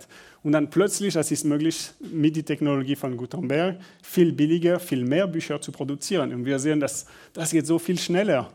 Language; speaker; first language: German; non-native, learner; French